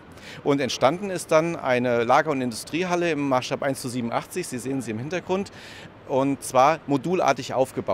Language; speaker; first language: German; native; German